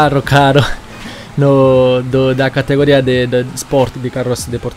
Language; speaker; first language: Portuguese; non-native, learner; Italian